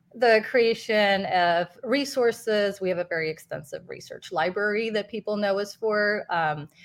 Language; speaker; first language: English; non-native, fluent; Spanish